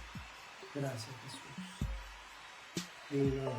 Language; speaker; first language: Spanish; native; Spanish